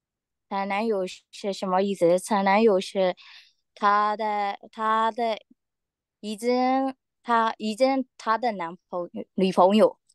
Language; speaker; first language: Chinese; non-native, learner; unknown